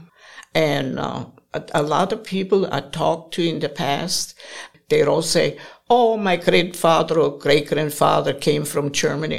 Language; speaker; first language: English; non-native, fluent; German